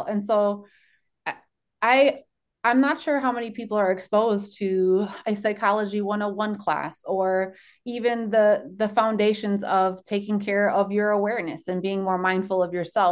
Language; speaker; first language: English; early bilingual, other home language; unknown